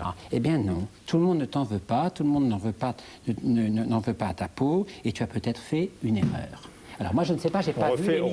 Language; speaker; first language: French; native; French